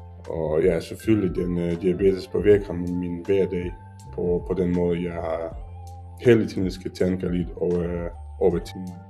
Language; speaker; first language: Danish; non-native, learner; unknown